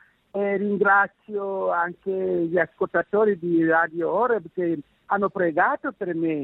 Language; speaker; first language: Italian; non-native, fluent; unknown